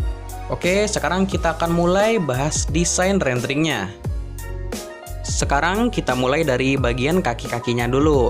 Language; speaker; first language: Indonesian; native; Indonesian